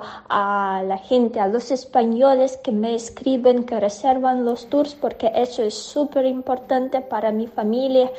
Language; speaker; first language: Spanish; non-native, fluent; Ukrainian